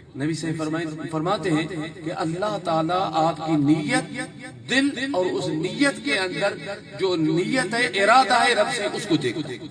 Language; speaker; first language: Urdu; non-native, local second language; Sindhi